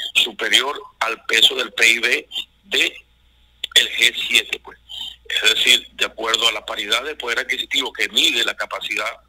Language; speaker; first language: Spanish; native; Spanish